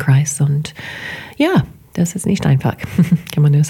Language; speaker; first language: German; non-native, fluent; English